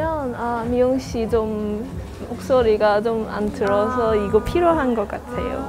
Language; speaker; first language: Korean; non-native, learner; Cantonese